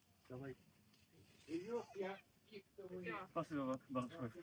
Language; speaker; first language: Russian; non-native, learner; Bangla